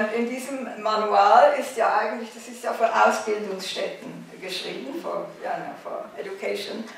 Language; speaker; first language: German; native; German